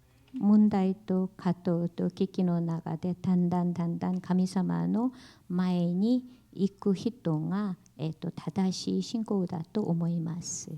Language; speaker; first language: Japanese; non-native, learner; Korean